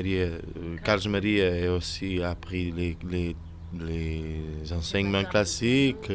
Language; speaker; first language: French; non-native, learner; Portuguese